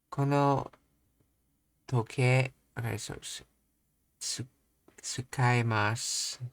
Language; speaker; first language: Japanese; non-native, learner; English